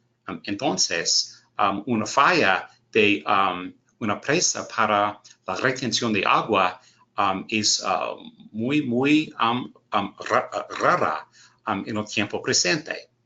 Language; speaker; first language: Spanish; non-native, learner; English